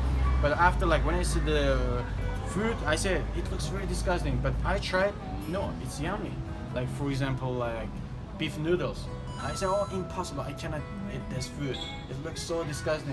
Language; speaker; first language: English; non-native, fluent; Turkish